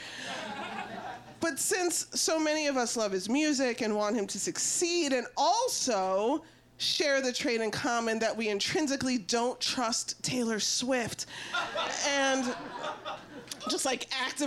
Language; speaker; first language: English; native; English